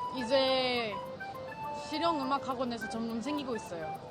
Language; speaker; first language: Korean; non-native, fluent; English